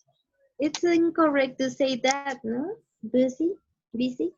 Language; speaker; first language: English; non-native, learner; Spanish